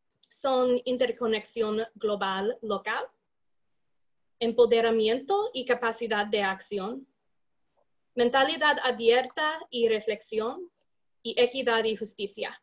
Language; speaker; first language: Spanish; non-native, fluent; English